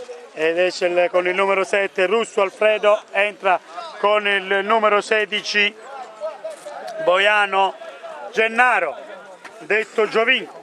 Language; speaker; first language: Italian; native; Italian